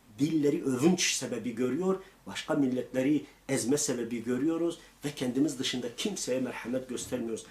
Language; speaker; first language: Turkish; non-native, local second language; Kurdish